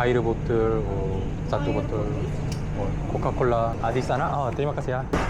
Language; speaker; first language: Indonesian; non-native, learner; Korean